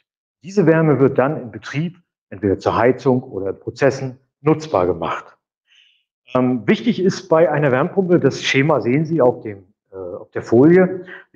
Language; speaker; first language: German; native; German